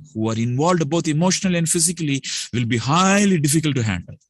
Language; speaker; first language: English; non-native, local second language; Tamil